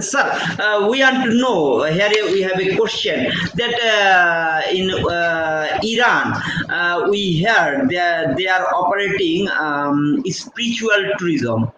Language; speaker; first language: English; non-native, fluent; Bangla